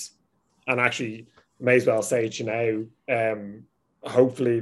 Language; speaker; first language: English; native; English